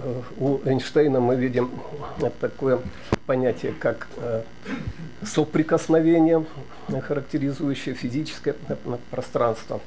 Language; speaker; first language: Russian; native; Russian